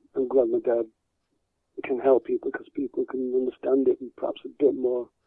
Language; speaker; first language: English; native; English